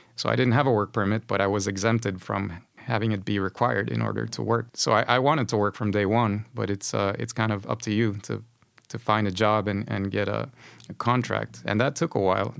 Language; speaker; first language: English; non-native, fluent; Spanish